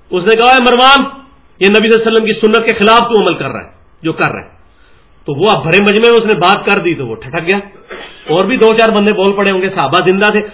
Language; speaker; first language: Urdu; non-native, local second language; Punjabi